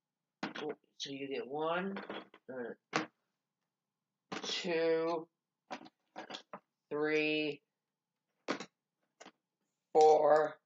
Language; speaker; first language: English; native; English